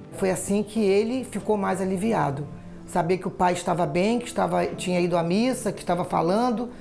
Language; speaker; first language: Portuguese; native; Portuguese